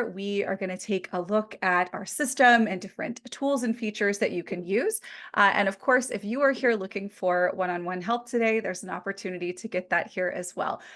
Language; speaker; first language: English; native; English